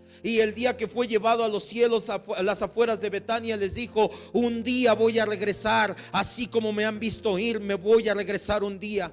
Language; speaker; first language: Spanish; native; Spanish